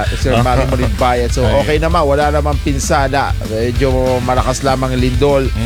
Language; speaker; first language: Filipino; non-native, local second language; Pampanga